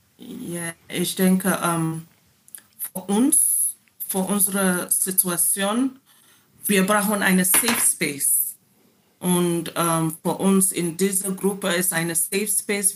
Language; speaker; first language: German; non-native, learner; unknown